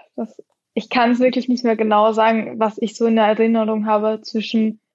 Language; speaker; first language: German; native; German